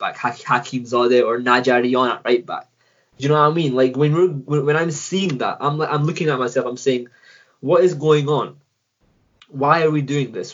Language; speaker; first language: English; native; English